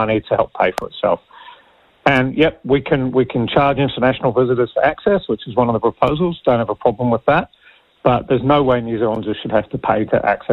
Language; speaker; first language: English; native; English